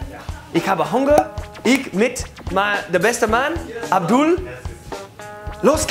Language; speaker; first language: German; non-native, learner; English